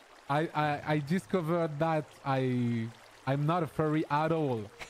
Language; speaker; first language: English; non-native, fluent; French